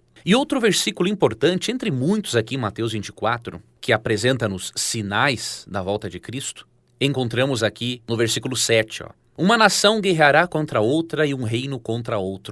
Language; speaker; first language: Portuguese; native; Portuguese